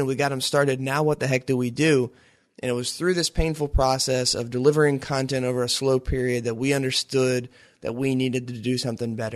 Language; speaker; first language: English; native; English